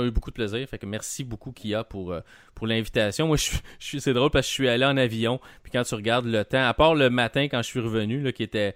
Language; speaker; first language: French; native; French